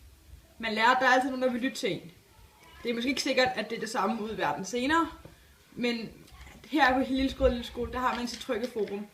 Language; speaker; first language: Danish; native; Danish